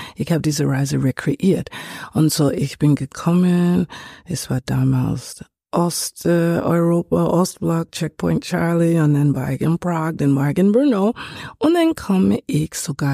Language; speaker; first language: German; non-native, fluent; English